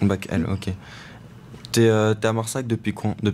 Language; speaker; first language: French; native; French